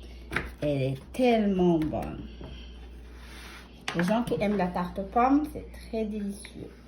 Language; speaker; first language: French; non-native, fluent; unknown